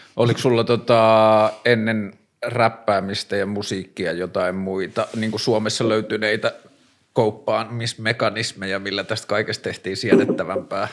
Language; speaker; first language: Finnish; native; Finnish